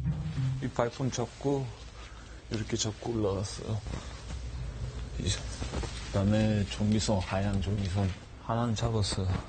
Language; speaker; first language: Korean; non-native, learner; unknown